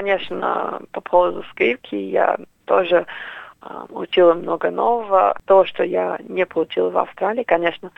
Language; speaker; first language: Russian; non-native, fluent; English